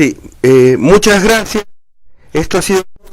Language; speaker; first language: Spanish; native; Spanish